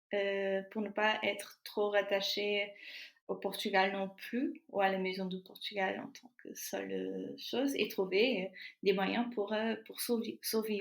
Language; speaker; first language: French; non-native, fluent; Portuguese